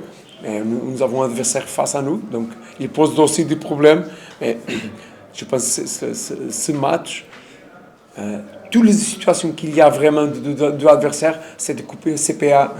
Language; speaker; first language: French; non-native, learner; Portuguese